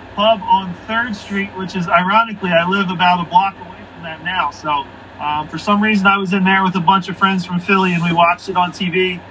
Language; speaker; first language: English; native; English